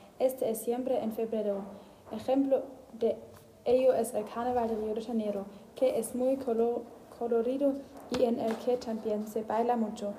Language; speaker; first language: Spanish; non-native, learner; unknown